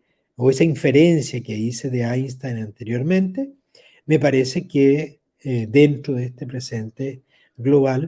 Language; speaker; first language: Spanish; native; Spanish